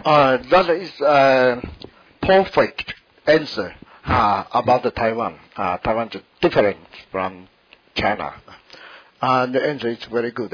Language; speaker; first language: English; non-native, fluent; Min Nan Chinese